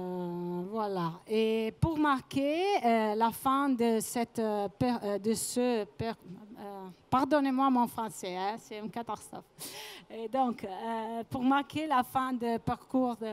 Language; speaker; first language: French; non-native, fluent; Italian